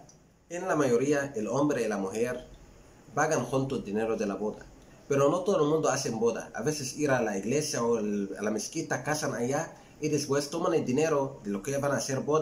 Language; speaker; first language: Spanish; non-native, fluent; Arabic